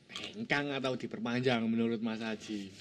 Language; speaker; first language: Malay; non-native, local second language; Javanese